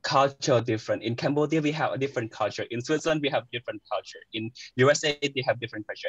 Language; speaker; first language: English; non-native, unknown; Khmer